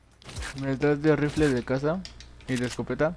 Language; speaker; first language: Spanish; native; Spanish